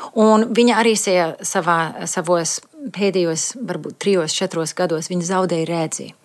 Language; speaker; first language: Latvian; early bilingual, heritage; Latvian